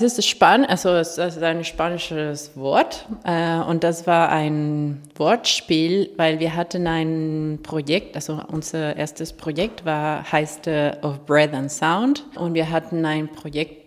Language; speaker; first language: German; non-native, fluent; Spanish